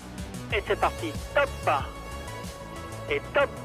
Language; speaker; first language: French; native; French